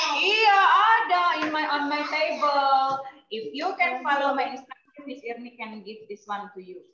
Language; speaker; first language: English; non-native, learner; Indonesian